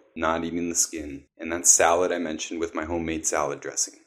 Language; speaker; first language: English; native; English